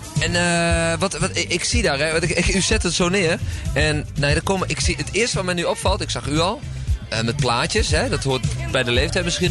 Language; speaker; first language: Dutch; native; Dutch